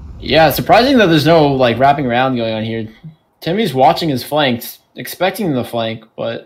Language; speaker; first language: English; native; English